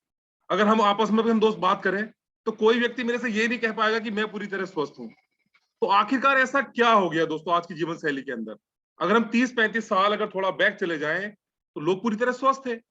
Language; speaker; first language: Hindi; native; Hindi